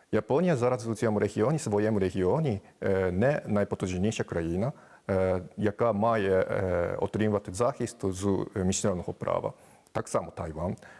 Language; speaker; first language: Ukrainian; non-native, fluent; Japanese